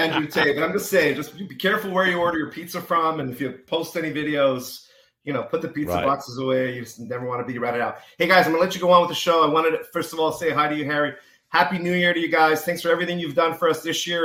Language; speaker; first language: English; native; English